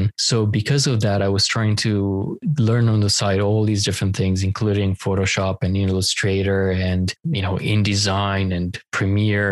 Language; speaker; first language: English; non-native, fluent; Romanian